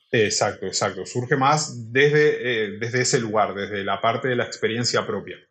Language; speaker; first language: Spanish; native; Spanish